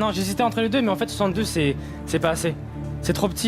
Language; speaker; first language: French; native; French